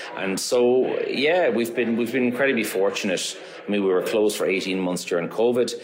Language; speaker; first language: English; native; English